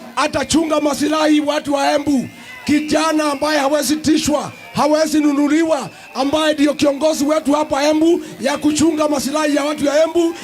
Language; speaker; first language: Swahili; non-native, local second language; Kikuyu